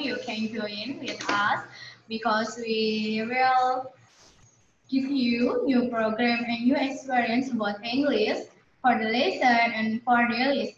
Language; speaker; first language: English; non-native, learner; Indonesian